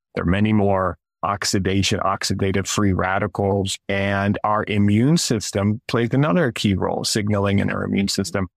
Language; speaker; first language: English; early bilingual, other home language; Russian